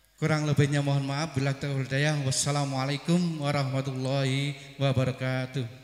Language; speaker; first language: Indonesian; non-native, local second language; Javanese